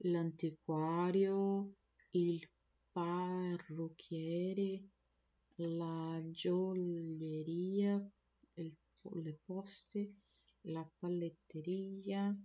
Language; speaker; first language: Italian; non-native, learner; Portuguese